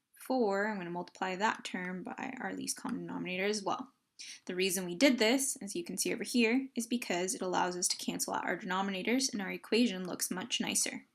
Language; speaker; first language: English; native; English